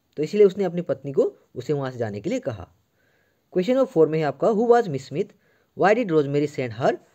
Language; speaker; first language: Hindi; non-native, local second language; Assamese